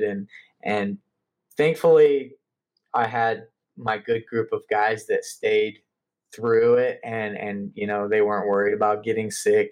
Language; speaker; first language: English; native; English